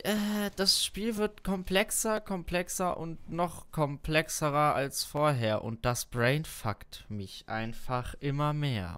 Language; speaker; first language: German; native; German